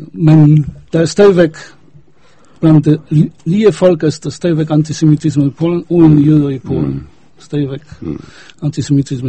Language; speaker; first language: Danish; non-native, fluent; Polish